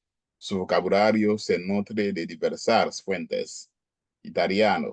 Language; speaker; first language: Spanish; non-native, learner; Haitian Creole